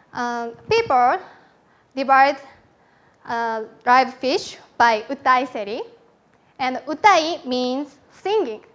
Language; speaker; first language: English; non-native, learner; Japanese